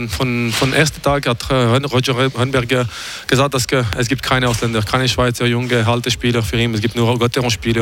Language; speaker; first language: German; non-native, fluent; French